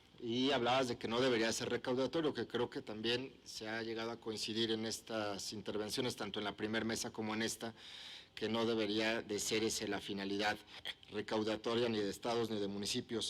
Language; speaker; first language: Spanish; native; Spanish